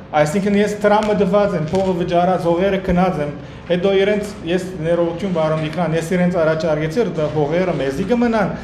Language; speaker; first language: Armenian; early bilingual, heritage; Armenian